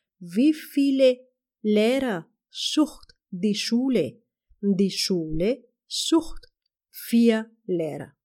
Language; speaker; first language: German; non-native, fluent; Spanish